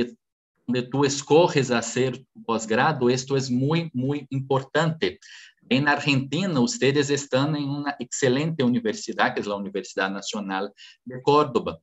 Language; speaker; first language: Spanish; non-native, fluent; Portuguese